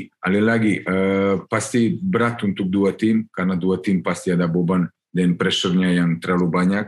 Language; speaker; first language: Indonesian; non-native, learner; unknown